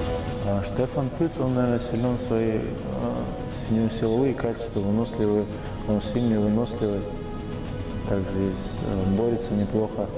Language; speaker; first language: Russian; non-native, local second language; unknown